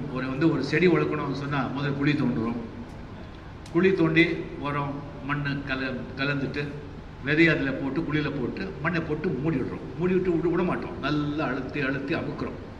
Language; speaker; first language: Tamil; non-native, local second language; Marathi